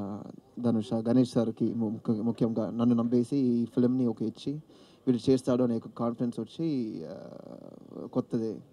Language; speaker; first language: Telugu; non-native, fluent; Tamil